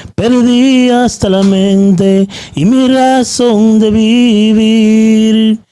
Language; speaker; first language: Spanish; native; Spanish